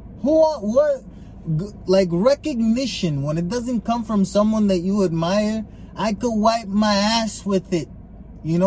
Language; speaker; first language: English; early bilingual, other home language; Spanish